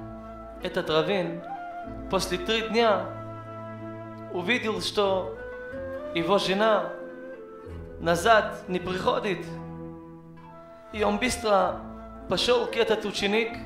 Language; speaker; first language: Russian; non-native, learner; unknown